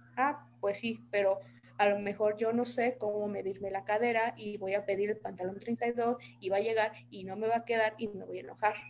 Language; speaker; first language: Spanish; native; Spanish